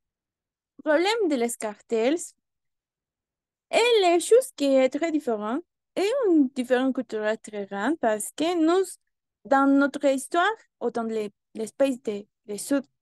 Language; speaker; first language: French; non-native, learner; Spanish